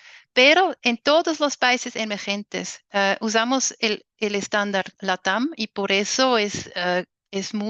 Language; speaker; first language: Spanish; non-native, fluent; German